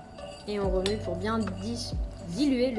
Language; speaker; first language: French; native; French